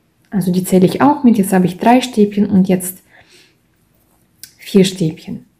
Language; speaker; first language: German; non-native, fluent; Russian